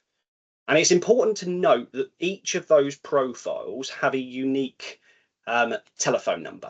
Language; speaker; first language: English; native; English